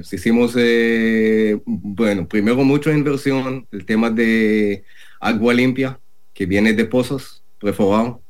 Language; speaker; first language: Spanish; non-native, learner; Hebrew